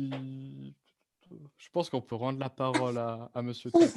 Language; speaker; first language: French; native; French